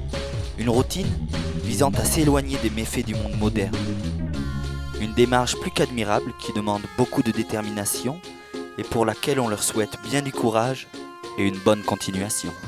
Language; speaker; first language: French; native; French